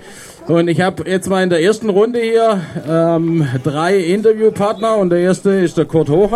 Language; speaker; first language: German; native; German